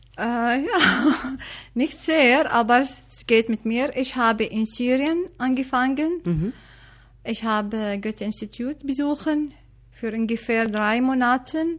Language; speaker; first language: German; non-native, learner; Arabic